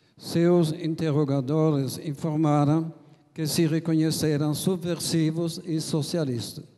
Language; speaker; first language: Portuguese; non-native, fluent; French